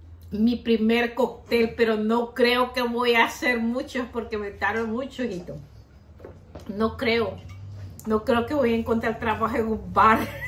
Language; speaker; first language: Spanish; native; Spanish